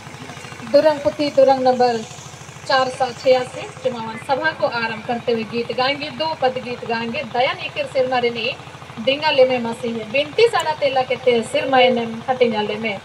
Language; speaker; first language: Hindi; non-native, local second language; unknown